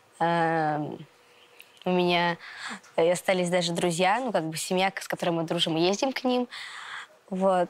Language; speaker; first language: Russian; native; Russian